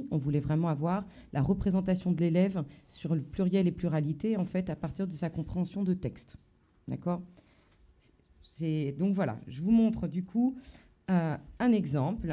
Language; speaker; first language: French; native; French